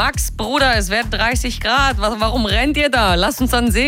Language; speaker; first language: German; native; German